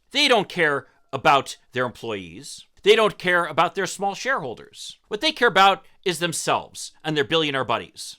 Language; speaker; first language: English; native; English